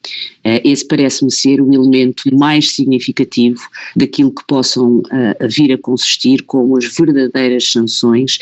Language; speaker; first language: Portuguese; native; Portuguese